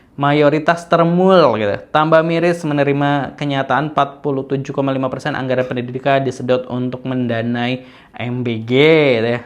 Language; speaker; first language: Indonesian; native; Indonesian